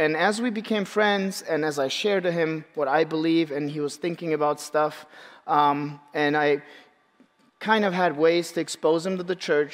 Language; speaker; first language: English; non-native, fluent; Turkish